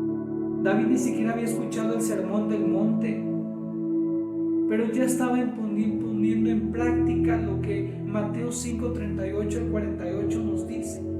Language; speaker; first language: Spanish; native; Spanish